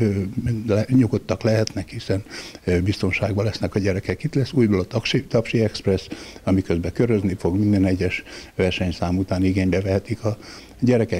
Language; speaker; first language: Hungarian; native; Hungarian